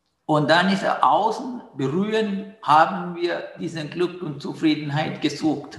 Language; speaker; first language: German; non-native, fluent; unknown